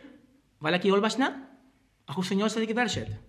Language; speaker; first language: Hungarian; non-native, learner; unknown